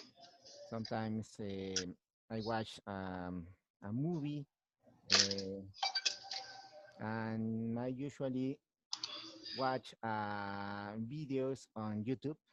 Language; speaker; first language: English; non-native, learner; Spanish